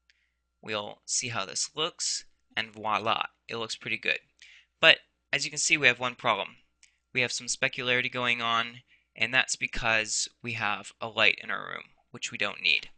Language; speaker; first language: English; native; English